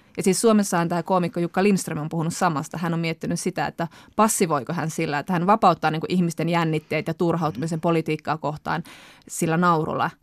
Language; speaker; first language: Finnish; native; Finnish